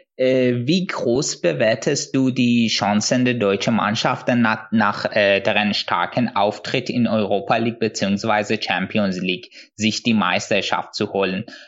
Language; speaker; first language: German; non-native, fluent; Persian